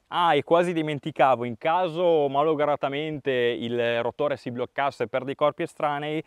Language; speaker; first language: Italian; native; Italian